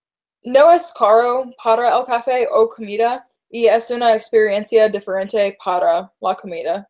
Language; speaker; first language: Spanish; non-native, learner; English